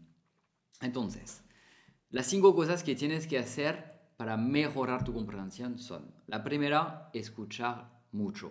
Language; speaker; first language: Spanish; non-native, fluent; French